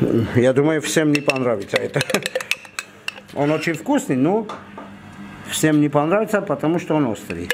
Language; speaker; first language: Russian; non-native, fluent; Armenian